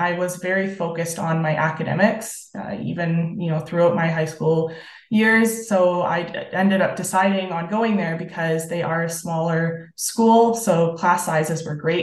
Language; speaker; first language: English; native; English